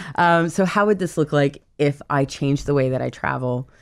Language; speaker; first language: English; native; English